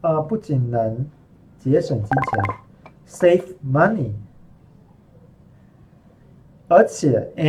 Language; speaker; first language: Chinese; non-native, fluent; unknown